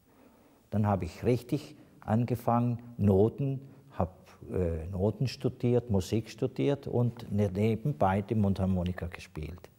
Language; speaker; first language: German; non-native, fluent; Italian